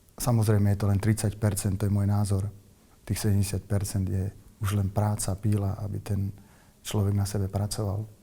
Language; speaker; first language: Slovak; native; Slovak